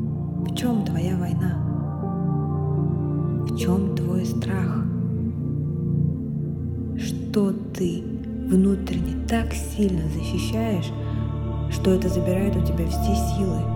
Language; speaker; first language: Russian; native; Russian